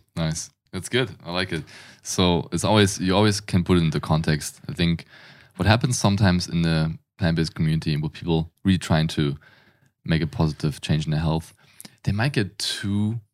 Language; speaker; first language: English; non-native, fluent; German